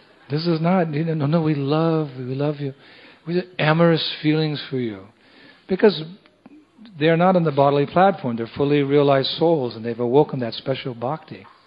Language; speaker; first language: English; native; English